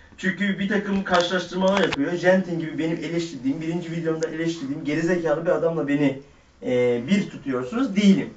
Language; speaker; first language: Turkish; early bilingual, heritage; Turkish